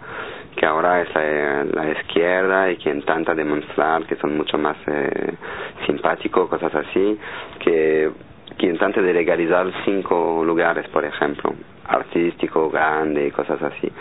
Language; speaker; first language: Spanish; non-native, fluent; French